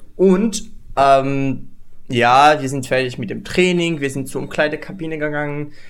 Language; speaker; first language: German; non-native, fluent; Arabic